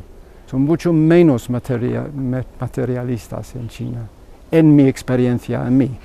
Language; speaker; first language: Spanish; non-native, fluent; English